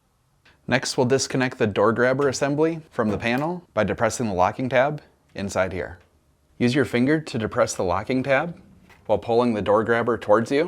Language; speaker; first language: English; native; English